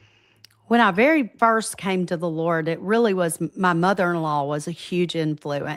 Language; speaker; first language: English; native; English